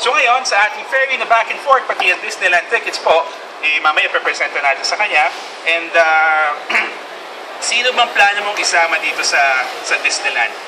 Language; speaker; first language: Filipino; native; Filipino